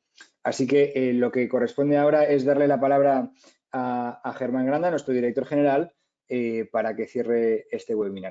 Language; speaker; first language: Spanish; native; Spanish